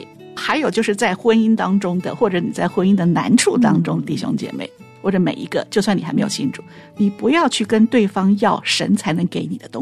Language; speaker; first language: Chinese; native; Chinese